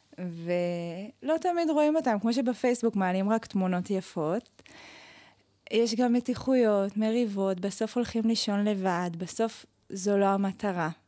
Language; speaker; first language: Hebrew; native; Hebrew